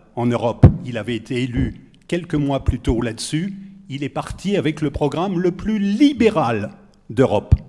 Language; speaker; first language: French; native; French